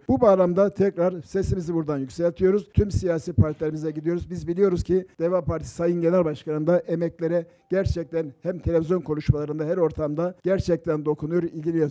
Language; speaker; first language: Turkish; native; Turkish